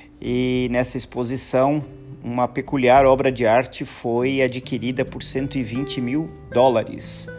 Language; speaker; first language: Portuguese; native; Portuguese